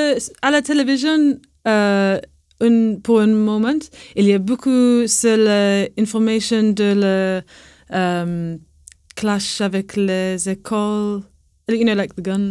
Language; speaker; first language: French; non-native, learner; English